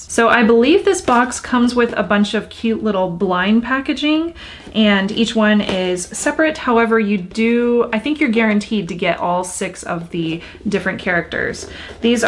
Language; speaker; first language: English; native; English